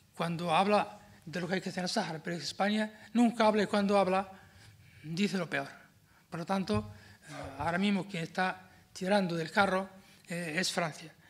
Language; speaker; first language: Spanish; non-native, fluent; Arabic